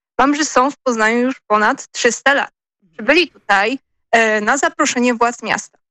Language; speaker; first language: Polish; native; Polish